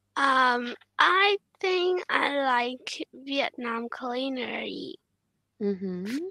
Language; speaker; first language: English; non-native, learner; Vietnamese